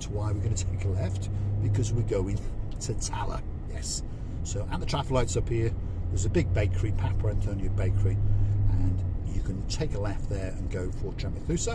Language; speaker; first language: English; native; English